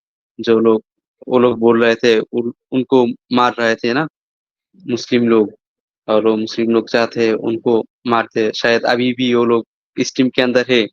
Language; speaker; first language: Hindi; non-native, fluent; Bangla